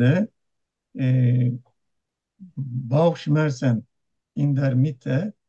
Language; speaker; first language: German; non-native, learner; Turkish